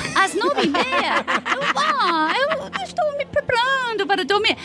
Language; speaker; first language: Portuguese; non-native, fluent; English